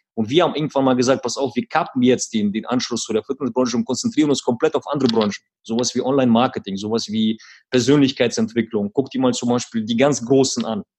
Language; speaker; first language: German; early bilingual, other home language; Russian